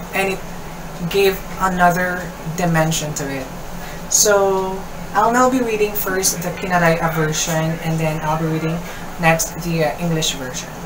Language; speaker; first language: English; non-native, local second language; Kinaray-a